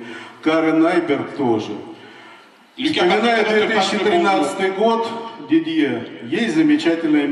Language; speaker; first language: Russian; native; Russian